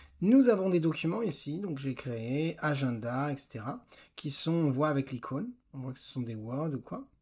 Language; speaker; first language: French; native; French